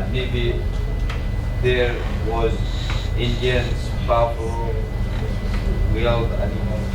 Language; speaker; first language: English; non-native, learner; Arabic